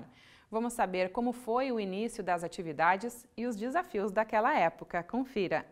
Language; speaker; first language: Portuguese; native; Portuguese